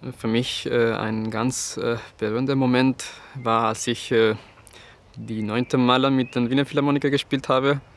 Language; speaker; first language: German; non-native, fluent; Spanish